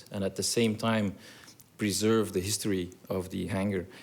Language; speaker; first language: English; non-native, fluent; Dutch